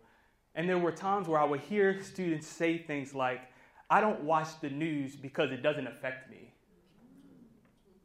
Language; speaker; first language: English; native; English